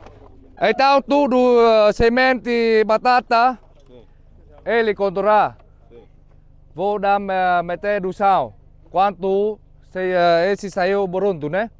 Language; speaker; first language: Portuguese; non-native, learner; Vietnamese